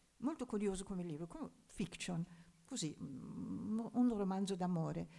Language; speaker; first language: Italian; non-native, fluent; German